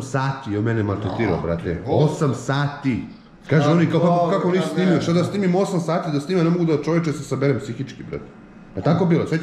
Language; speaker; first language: Serbian; native; Serbian